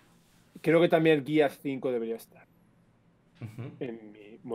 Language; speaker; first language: Spanish; native; Spanish